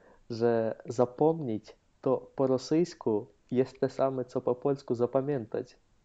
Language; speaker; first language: Polish; non-native, fluent; Ukrainian